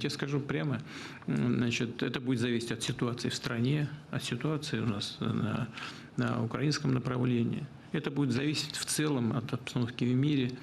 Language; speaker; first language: Russian; native; Russian